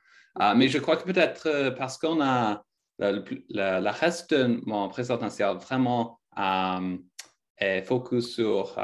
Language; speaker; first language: French; non-native, fluent; English